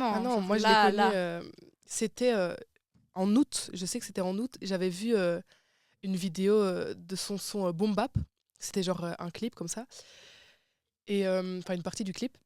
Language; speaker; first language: French; native; French